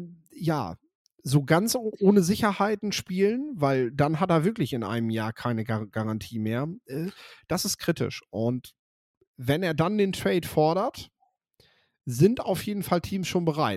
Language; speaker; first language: German; native; German